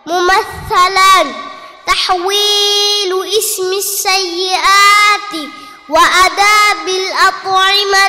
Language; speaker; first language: Arabic; non-native, learner; Bangla